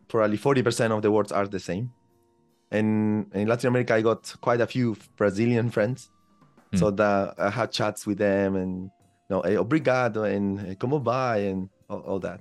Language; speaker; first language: English; non-native, fluent; Spanish